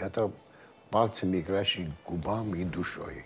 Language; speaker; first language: Russian; non-native, local second language; Armenian